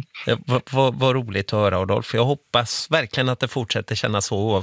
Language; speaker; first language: Swedish; native; Swedish